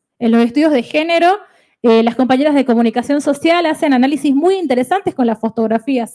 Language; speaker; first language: Spanish; native; Spanish